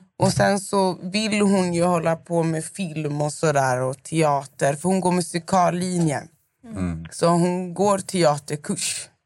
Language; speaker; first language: Swedish; native; Swedish